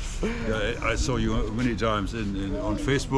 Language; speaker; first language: English; non-native, learner; German